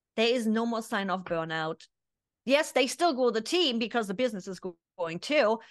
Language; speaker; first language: English; non-native, fluent; German